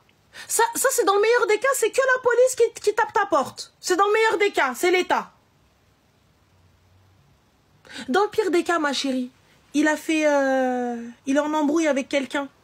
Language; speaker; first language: French; native; French